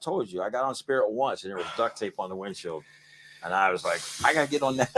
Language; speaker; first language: English; native; English